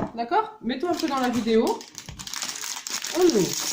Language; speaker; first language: French; native; French